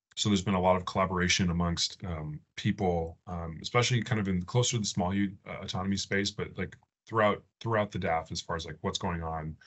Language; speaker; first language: English; native; English